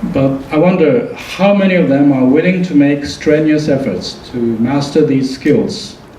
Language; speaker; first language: English; non-native, fluent; Japanese